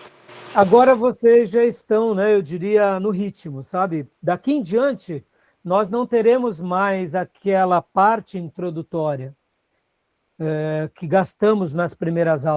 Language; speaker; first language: Portuguese; native; Portuguese